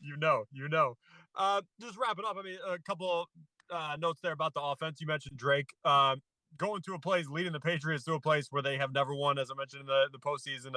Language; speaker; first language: English; native; English